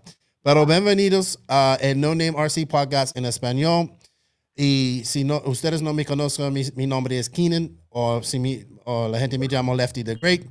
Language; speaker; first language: Spanish; non-native, local second language; English